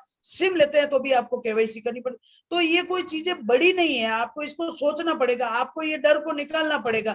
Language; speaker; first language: Hindi; native; Hindi